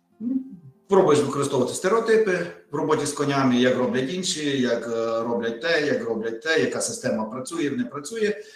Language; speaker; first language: Ukrainian; native; Ukrainian